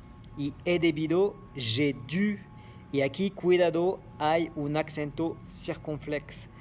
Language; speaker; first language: Spanish; non-native, fluent; French